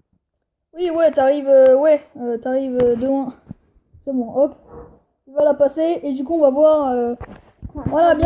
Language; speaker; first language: French; native; French